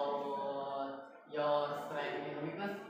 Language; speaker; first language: English; non-native, learner; Indonesian